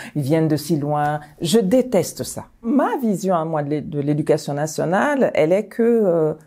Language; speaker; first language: French; early bilingual, other home language; Bambara